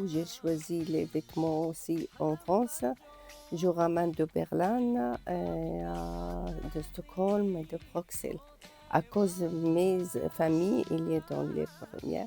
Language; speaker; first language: French; non-native, learner; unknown